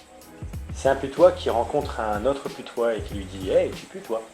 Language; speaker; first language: French; native; French